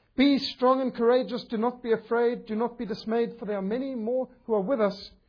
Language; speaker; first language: English; native; English